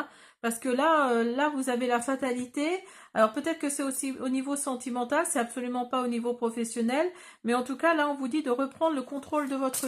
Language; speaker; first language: French; native; French